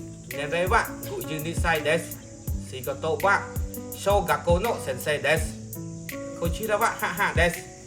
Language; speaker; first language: Japanese; non-native, learner; Khmer